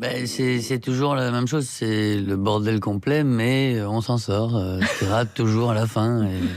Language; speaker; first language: French; native; French